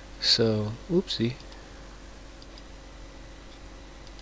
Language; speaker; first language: English; native; English